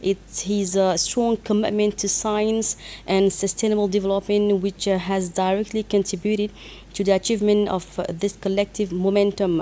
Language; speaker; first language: English; non-native, fluent; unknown